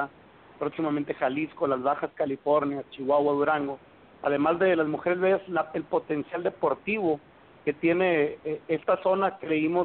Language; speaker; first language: Spanish; native; Spanish